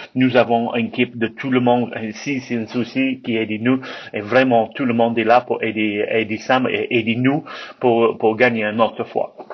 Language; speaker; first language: French; non-native, learner; English